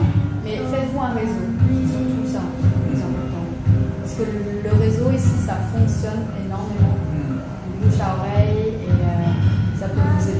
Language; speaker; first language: French; early bilingual, other home language; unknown